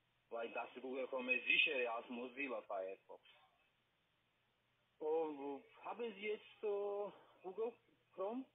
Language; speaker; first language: German; non-native, learner; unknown